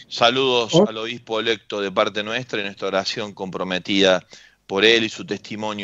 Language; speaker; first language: Spanish; native; Spanish